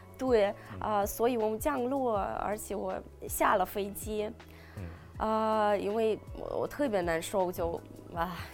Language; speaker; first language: Chinese; non-native, fluent; Russian